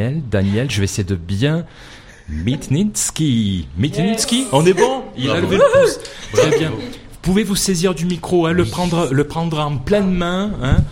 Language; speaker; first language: French; native; French